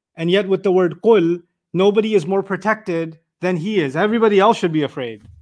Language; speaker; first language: English; non-native, local second language; Urdu